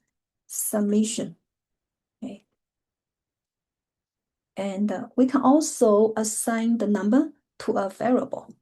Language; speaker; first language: English; non-native, fluent; Chinese